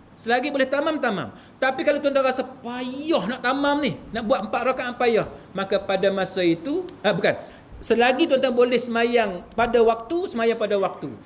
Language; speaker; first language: Malay; native; Malay